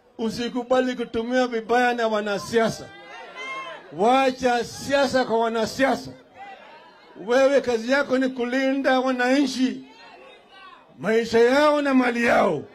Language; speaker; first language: Swahili; non-native, local second language; Luo (Kenya and Tanzania)